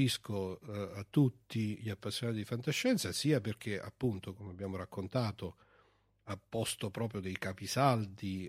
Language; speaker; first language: Italian; native; Italian